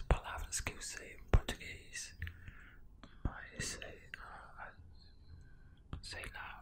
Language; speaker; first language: Portuguese; non-native, learner; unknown